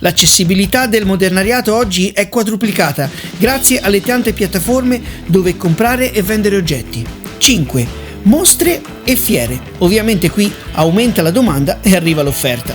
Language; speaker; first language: Italian; native; Italian